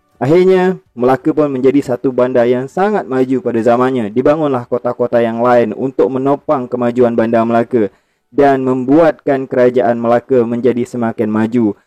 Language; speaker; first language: Malay; native; Malay